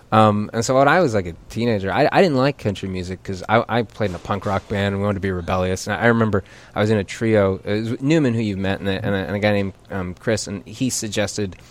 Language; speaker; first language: English; native; English